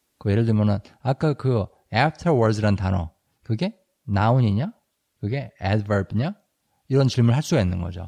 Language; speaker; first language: Korean; native; Korean